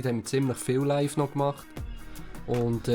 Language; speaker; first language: German; native; German